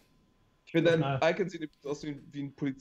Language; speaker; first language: German; native; German